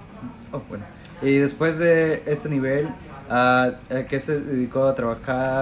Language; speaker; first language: Spanish; non-native, learner; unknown